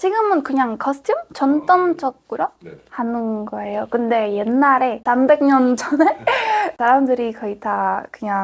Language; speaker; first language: Korean; non-native, fluent; Spanish